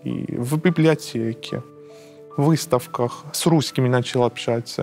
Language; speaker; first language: Russian; non-native, fluent; Persian